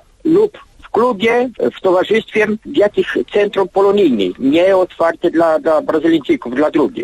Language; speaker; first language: Polish; early bilingual, heritage; Polish